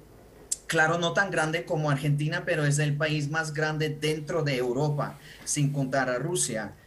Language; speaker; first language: Spanish; non-native, fluent; Ukrainian